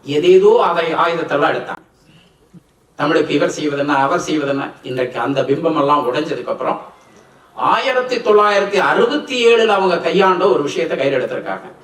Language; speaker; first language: Tamil; non-native, local second language; Telugu